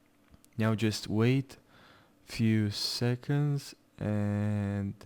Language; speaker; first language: English; non-native, fluent; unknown